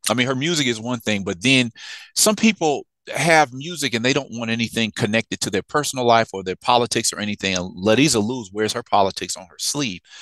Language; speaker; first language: English; native; English